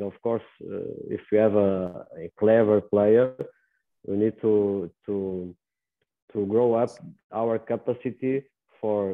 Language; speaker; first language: English; non-native, learner; Portuguese